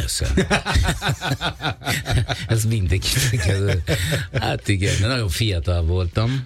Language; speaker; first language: Hungarian; non-native, fluent; Italian